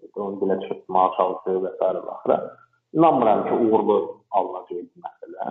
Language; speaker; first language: Azerbaijani; non-native, local second language; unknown